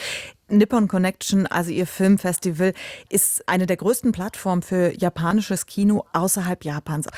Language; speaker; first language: German; native; German